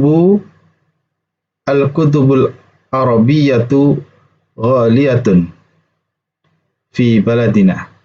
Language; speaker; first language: Arabic; non-native, fluent; Indonesian